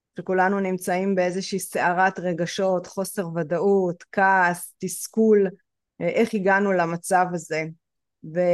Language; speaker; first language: Hebrew; native; Hebrew